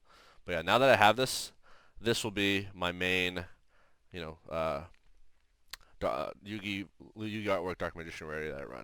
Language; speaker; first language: English; native; English